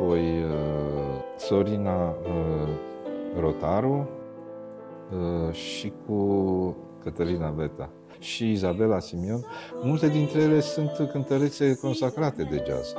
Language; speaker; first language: Romanian; native; Romanian